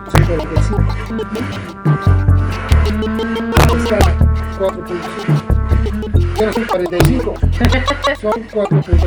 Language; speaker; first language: Spanish; native; Spanish